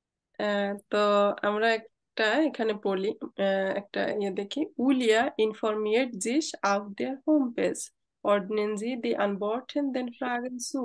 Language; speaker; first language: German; non-native, fluent; Bangla